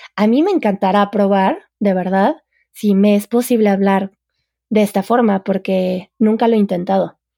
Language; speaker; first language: Spanish; native; Spanish